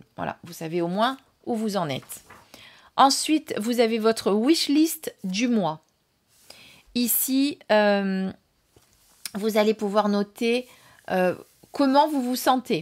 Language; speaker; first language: French; native; French